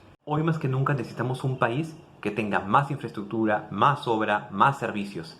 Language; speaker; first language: Spanish; native; Spanish